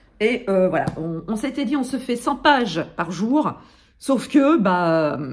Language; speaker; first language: French; native; French